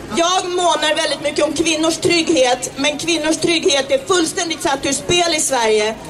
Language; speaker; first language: Swedish; early bilingual, other home language; Czech